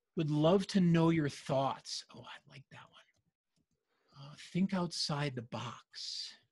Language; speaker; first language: English; native; English